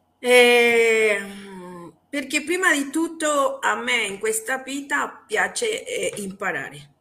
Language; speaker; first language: Italian; non-native, fluent; Spanish